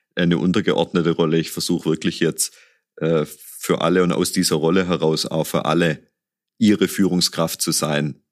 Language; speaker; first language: German; native; German